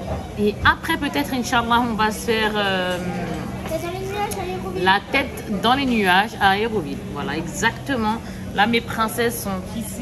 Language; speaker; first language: French; native; French